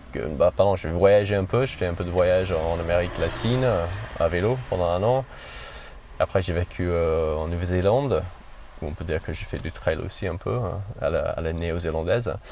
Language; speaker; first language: French; non-native, fluent; English